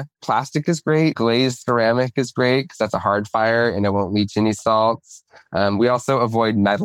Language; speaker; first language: English; native; English